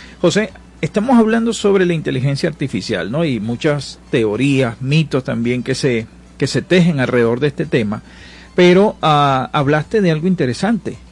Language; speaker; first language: Spanish; native; Spanish